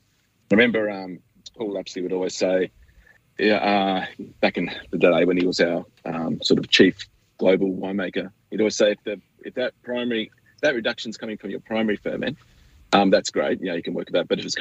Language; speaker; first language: English; native; English